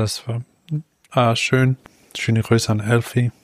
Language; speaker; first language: German; non-native, fluent; English